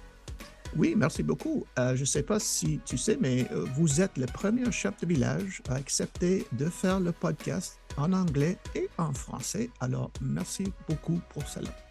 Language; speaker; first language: French; non-native, fluent; English